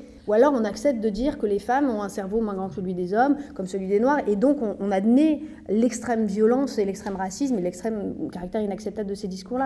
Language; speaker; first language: French; native; French